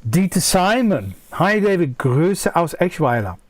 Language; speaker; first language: German; non-native, fluent; English